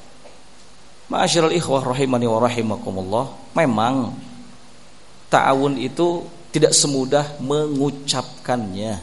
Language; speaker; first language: Indonesian; native; Indonesian